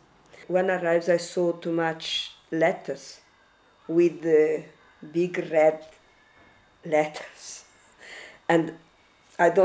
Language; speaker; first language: English; non-native, learner; Portuguese